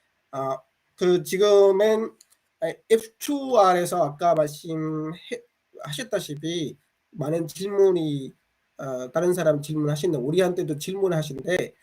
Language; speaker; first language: Korean; non-native, fluent; Bangla